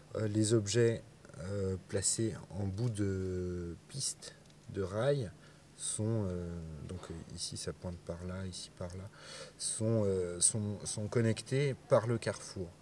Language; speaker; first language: French; native; French